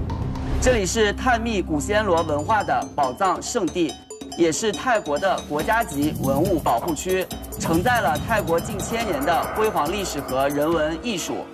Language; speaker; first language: Chinese; native; Chinese